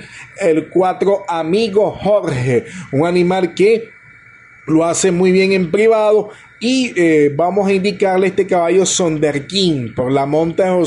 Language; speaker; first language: Spanish; native; Spanish